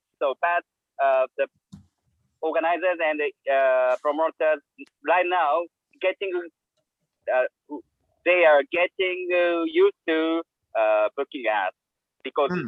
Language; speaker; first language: English; non-native, learner; Japanese